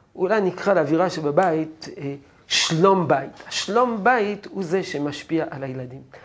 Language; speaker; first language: Hebrew; native; Hebrew